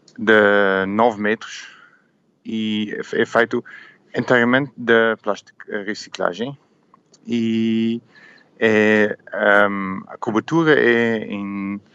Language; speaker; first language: Portuguese; non-native, learner; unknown